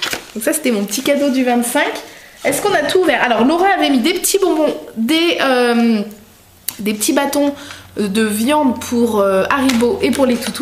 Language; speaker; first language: French; native; French